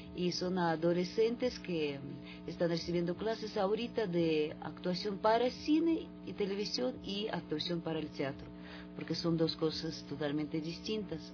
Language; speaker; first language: Spanish; non-native, fluent; Russian